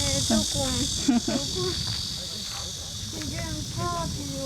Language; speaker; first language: Korean; non-native, learner; French